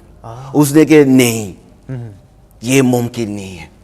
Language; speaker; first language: Hindi; non-native, learner; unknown